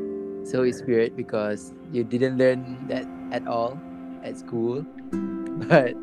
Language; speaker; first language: English; non-native, local second language; Malay